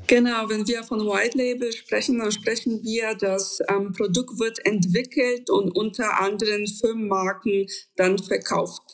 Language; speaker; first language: German; non-native, fluent; Polish